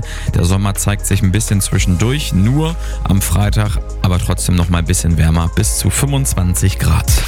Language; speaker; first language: German; native; German